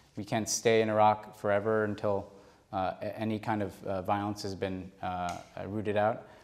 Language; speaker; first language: English; native; English